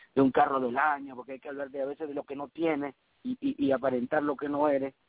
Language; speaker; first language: Spanish; early bilingual, heritage; Spanish